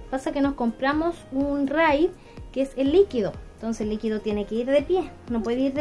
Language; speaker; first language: Spanish; native; Spanish